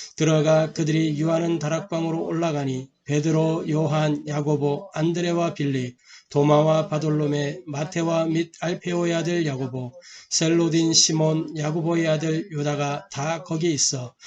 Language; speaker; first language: Korean; native; Korean